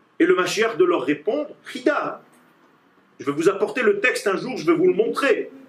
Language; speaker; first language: French; non-native, fluent; Hebrew